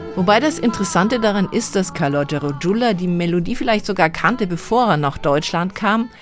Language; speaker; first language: German; native; German